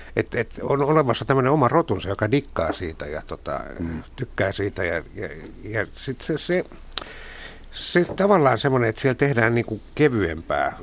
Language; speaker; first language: Finnish; native; Finnish